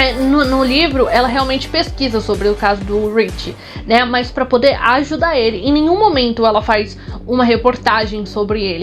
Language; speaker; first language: Portuguese; native; Portuguese